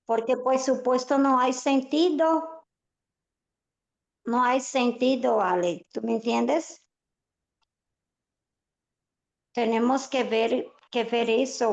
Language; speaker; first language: Spanish; non-native, fluent; Portuguese